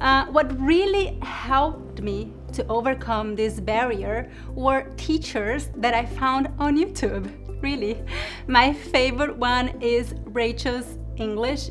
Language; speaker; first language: English; non-native, fluent; Portuguese